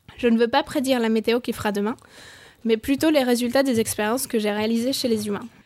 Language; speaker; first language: French; non-native, fluent; Spanish